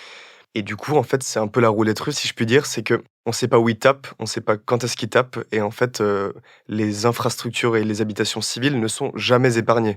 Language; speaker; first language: French; native; French